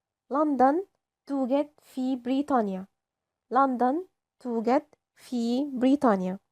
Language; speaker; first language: Arabic; native; Arabic